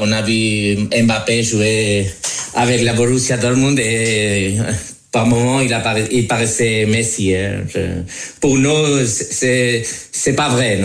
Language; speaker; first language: French; non-native, learner; Spanish